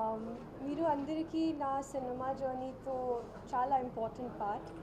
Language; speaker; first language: Telugu; non-native, learner; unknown